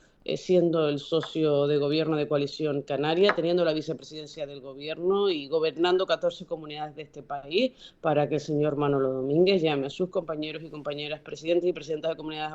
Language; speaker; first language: Spanish; native; Spanish